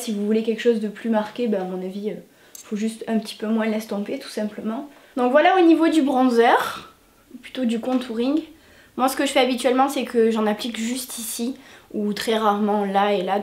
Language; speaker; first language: French; native; French